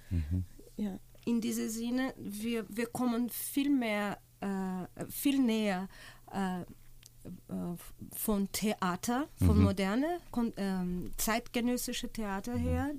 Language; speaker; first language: German; non-native, fluent; Portuguese